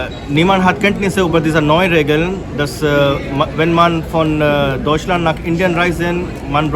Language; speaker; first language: German; non-native, learner; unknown